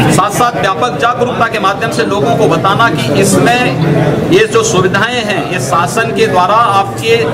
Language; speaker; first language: Hindi; native; Hindi